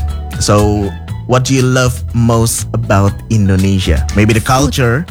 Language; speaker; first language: English; non-native, fluent; Indonesian